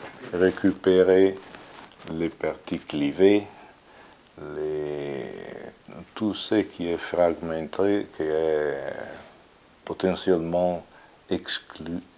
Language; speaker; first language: French; non-native, fluent; Italian